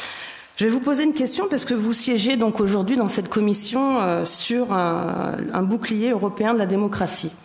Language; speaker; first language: French; native; French